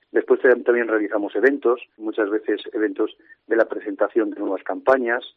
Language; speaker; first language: Spanish; native; Spanish